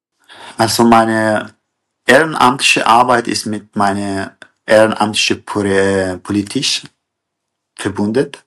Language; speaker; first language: German; non-native, fluent; Kurdish